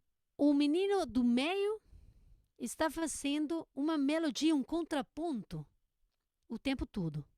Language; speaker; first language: Portuguese; non-native, learner; Spanish